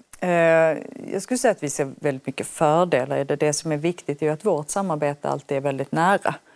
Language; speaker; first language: Swedish; native; Swedish